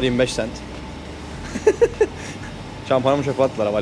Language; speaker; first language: Turkish; native; Turkish